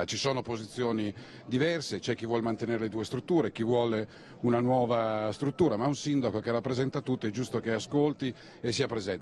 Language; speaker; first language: Italian; native; Italian